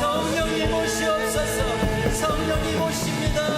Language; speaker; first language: Korean; native; Korean